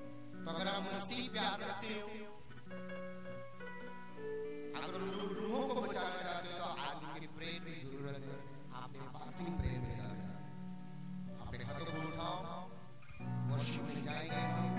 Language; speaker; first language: Hindi; non-native, local second language; Punjabi